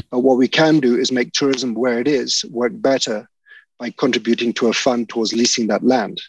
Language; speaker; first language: English; native; English